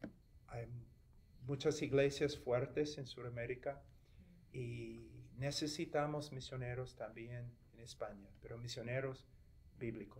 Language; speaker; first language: Spanish; non-native, fluent; English